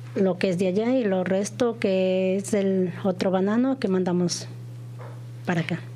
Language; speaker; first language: Spanish; native; Spanish